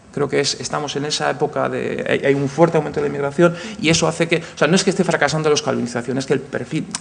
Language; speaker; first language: Spanish; native; Spanish